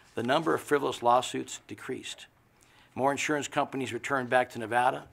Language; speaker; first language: English; native; English